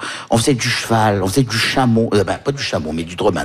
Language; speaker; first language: French; early bilingual, other home language; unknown